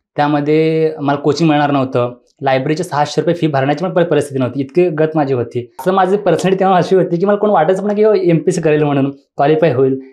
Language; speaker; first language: Marathi; native; Marathi